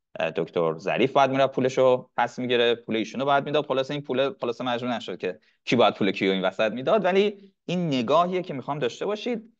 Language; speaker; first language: Persian; non-native, local second language; Arabic